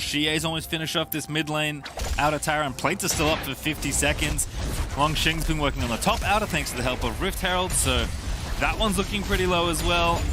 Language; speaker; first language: English; native; English